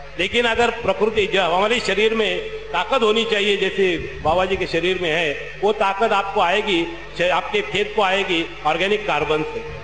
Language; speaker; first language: Hindi; non-native, local second language; Marathi